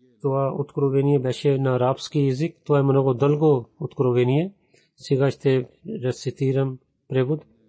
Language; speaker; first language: Bulgarian; non-native, fluent; Urdu